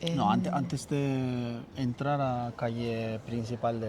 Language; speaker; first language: Spanish; non-native, learner; Turkish